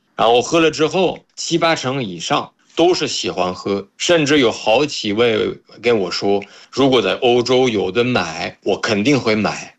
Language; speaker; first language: Chinese; non-native, fluent; French